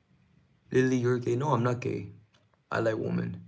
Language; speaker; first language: English; non-native, fluent; Korean